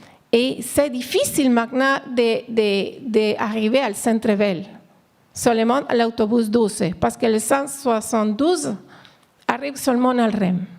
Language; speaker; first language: French; non-native, learner; Spanish